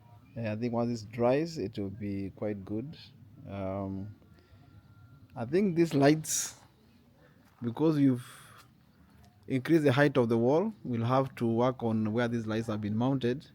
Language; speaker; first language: English; non-native, local second language; Swahili